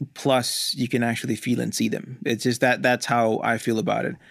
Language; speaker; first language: English; non-native, local second language; Hindi